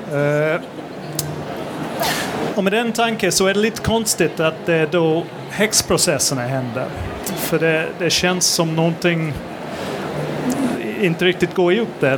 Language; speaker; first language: Swedish; non-native, fluent; English